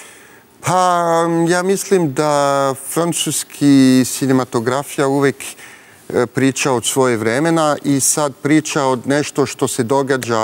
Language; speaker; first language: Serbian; early bilingual, heritage; French